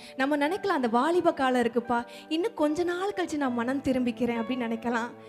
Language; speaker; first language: Tamil; native; Tamil